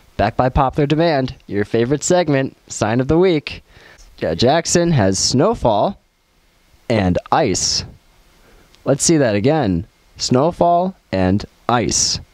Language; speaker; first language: English; native; English